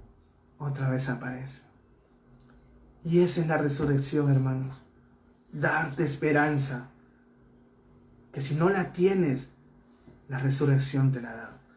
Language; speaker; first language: Spanish; native; Spanish